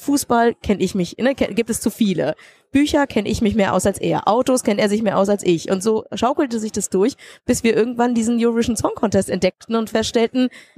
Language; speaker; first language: German; native; German